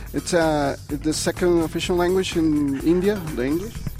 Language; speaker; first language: English; non-native, learner; Spanish